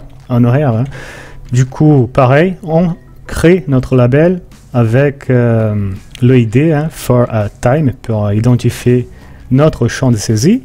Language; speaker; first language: French; non-native, fluent; Portuguese